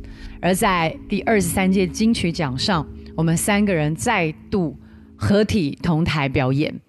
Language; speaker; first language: Chinese; native; Chinese